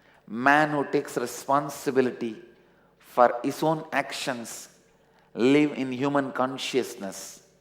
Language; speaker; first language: English; non-native, local second language; Tamil